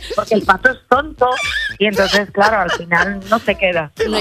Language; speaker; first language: Spanish; non-native, fluent; German